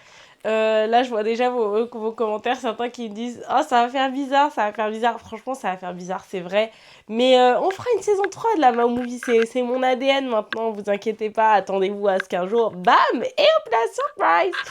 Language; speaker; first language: French; native; French